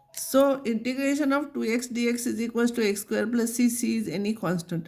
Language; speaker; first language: English; non-native, local second language; Marathi